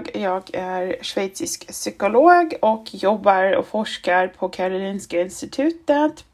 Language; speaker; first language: Swedish; non-native, fluent; German